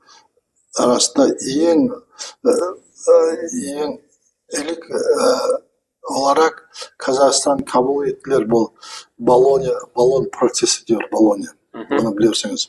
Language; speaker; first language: Turkish; non-native, learner; Kazakh